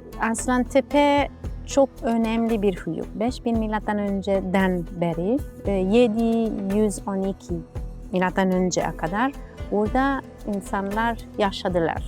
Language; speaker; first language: Turkish; non-native, learner; Italian